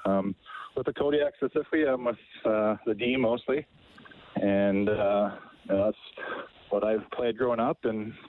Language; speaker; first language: English; native; English